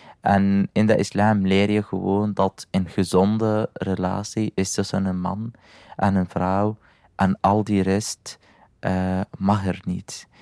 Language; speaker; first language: Dutch; non-native, fluent; Arabic